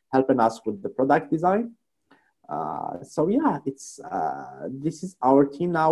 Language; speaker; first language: English; non-native, fluent; Arabic